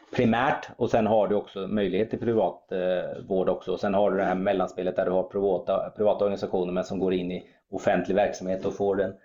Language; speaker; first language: Swedish; early bilingual, other home language; German